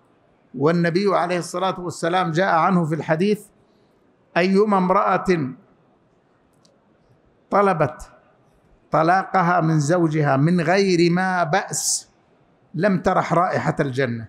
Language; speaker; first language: Arabic; native; Arabic